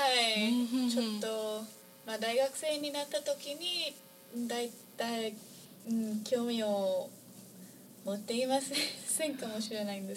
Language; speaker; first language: Japanese; non-native, fluent; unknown